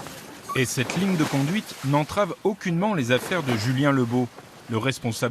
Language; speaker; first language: French; native; French